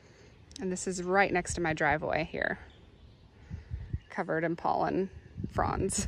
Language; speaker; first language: English; native; English